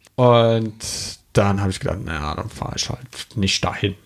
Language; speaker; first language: German; non-native, fluent; French